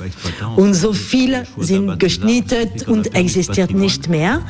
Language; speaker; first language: German; non-native, learner; French